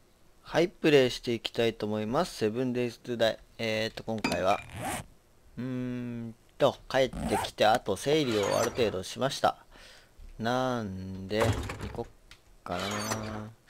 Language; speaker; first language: Japanese; native; Japanese